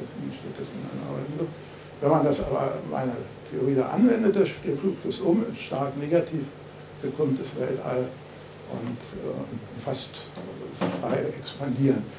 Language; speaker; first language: German; native; German